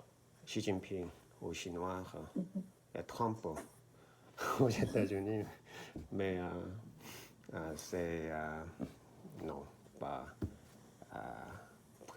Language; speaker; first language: French; non-native, learner; Korean